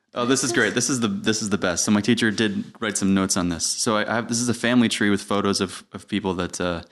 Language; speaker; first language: English; native; English